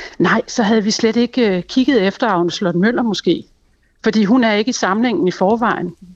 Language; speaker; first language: Danish; native; Danish